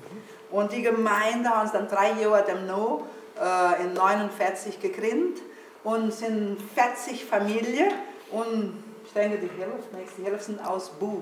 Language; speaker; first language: German; early bilingual, heritage; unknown